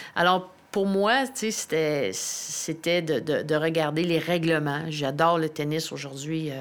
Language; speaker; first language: French; native; French